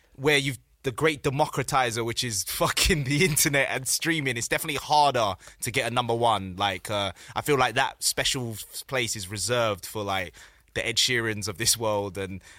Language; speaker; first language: English; native; English